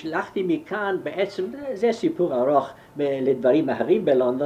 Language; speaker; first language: Hebrew; non-native, fluent; German